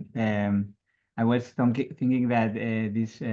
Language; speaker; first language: English; non-native, fluent; Catalan